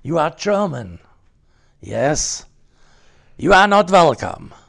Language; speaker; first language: English; non-native, learner; German